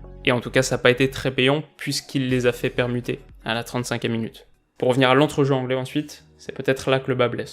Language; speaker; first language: French; native; French